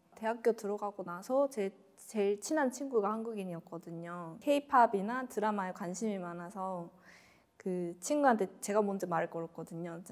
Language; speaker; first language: Korean; non-native, fluent; Japanese